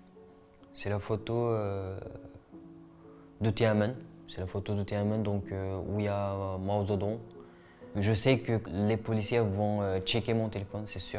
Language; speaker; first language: French; non-native, fluent; Uyghur